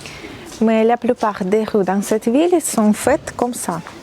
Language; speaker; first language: French; non-native, fluent; Russian